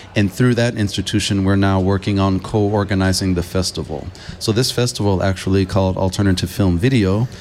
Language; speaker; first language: English; native; English